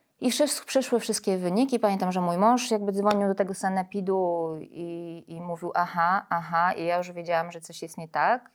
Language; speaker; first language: Polish; native; Polish